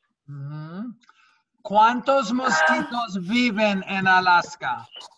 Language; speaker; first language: Spanish; non-native, fluent; English